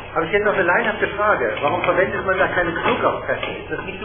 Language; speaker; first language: German; native; German